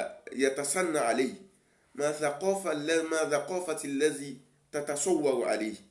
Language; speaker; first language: Arabic; non-native, learner; Yoruba